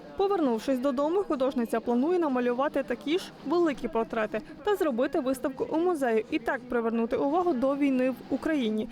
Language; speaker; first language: Ukrainian; native; Ukrainian